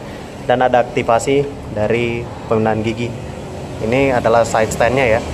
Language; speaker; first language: Indonesian; native; Indonesian